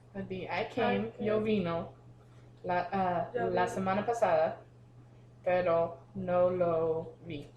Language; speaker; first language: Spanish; non-native, learner; English